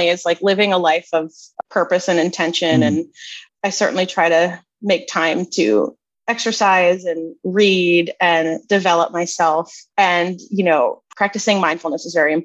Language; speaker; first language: English; native; English